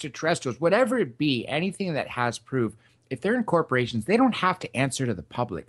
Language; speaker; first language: English; native; English